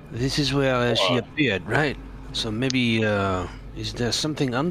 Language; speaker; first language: English; non-native, fluent; French